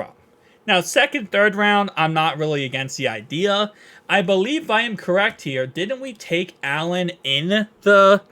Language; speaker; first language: English; native; English